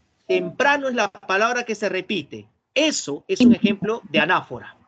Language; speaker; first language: Spanish; native; Spanish